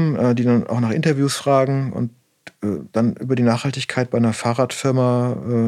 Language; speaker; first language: German; native; German